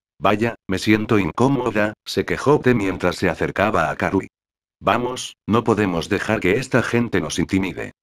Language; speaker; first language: Spanish; native; Spanish